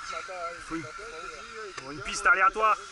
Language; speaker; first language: French; native; French